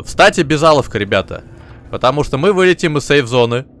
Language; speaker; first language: Russian; native; Russian